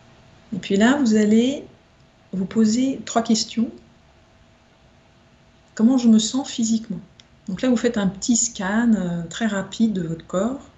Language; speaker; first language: French; native; French